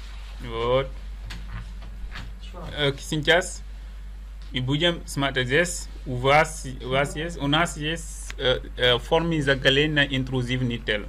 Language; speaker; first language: Russian; non-native, learner; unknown